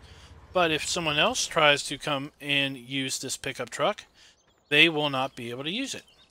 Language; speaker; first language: English; native; English